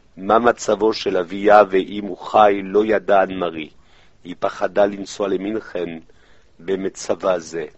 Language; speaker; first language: Hebrew; non-native, fluent; French